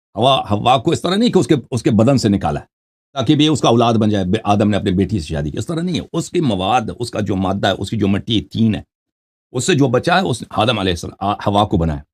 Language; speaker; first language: Urdu; non-native, fluent; Persian